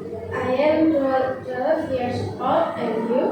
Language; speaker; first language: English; non-native, fluent; Indonesian